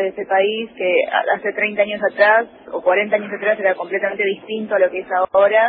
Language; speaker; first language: Spanish; early bilingual, other home language; Korean